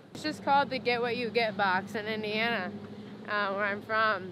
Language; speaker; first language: English; native; English